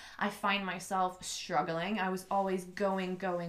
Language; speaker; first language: English; non-native, fluent; French